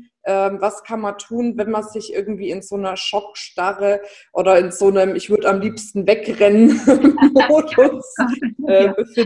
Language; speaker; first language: German; native; German